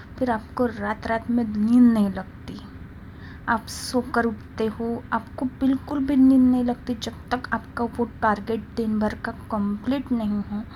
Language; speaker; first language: Hindi; non-native, local second language; Marathi